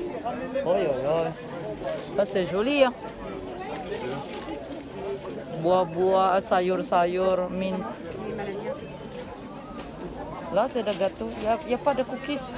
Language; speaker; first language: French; non-native, learner; Malay